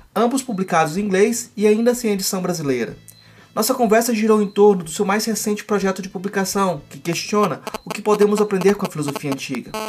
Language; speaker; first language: Portuguese; native; Portuguese